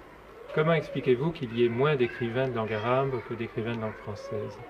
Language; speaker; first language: French; native; French